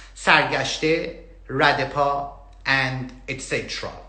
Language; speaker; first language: English; non-native, fluent; Persian